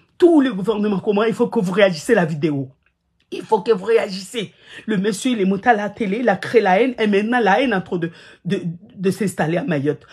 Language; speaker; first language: French; non-native, local second language; Ngazidja Comorian